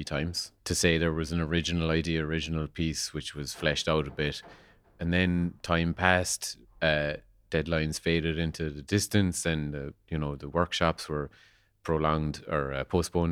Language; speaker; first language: English; native; English